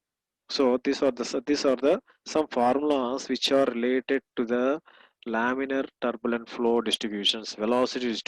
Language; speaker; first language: English; non-native, local second language; Telugu